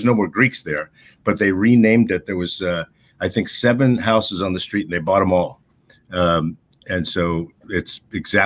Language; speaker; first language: English; native; English